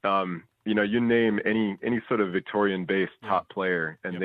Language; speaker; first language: English; native; English